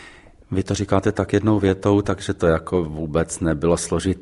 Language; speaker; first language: Czech; native; Czech